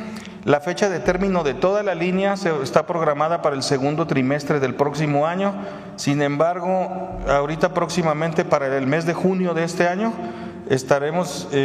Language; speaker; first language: Spanish; native; Spanish